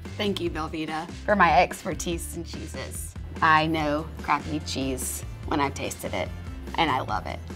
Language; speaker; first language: English; native; English